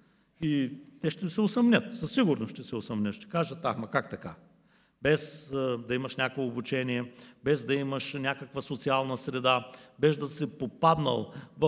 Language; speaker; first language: Bulgarian; native; Bulgarian